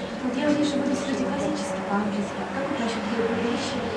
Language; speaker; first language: Russian; native; Russian